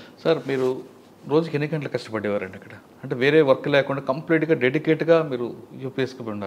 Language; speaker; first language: Telugu; native; Telugu